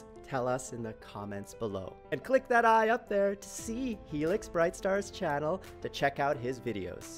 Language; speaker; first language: English; native; English